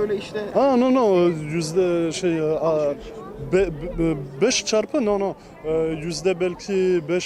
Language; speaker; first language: Turkish; early bilingual, heritage; Turkish